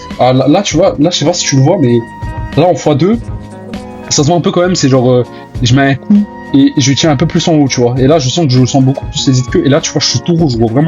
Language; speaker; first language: French; native; French